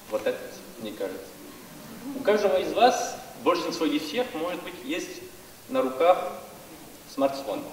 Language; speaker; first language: Russian; non-native, fluent; French